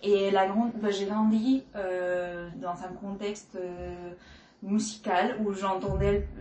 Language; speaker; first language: French; non-native, fluent; Spanish